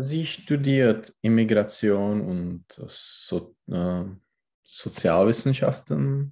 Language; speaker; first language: German; non-native, learner; Czech